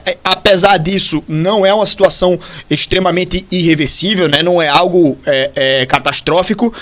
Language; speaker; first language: Portuguese; native; Portuguese